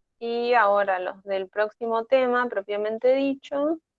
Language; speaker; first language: Spanish; native; Spanish